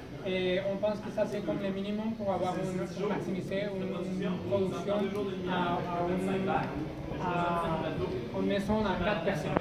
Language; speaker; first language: French; non-native, fluent; Spanish